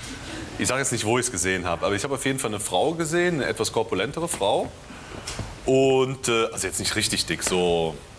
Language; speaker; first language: German; native; German